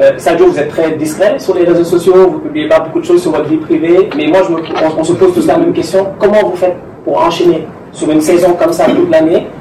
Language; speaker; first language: French; non-native, local second language; Wolof